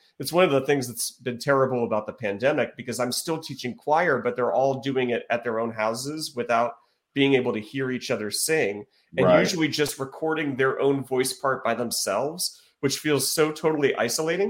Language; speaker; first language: English; native; English